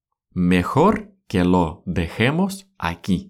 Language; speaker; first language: Spanish; non-native, fluent; Russian